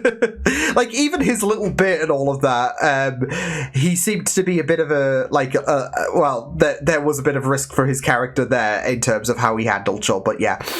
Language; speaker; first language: English; native; English